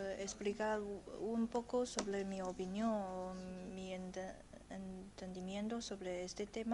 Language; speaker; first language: Spanish; non-native, fluent; Chinese